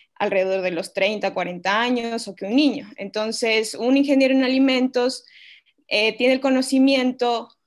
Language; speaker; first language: Spanish; native; Spanish